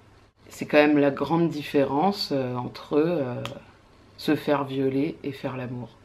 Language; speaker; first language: French; native; French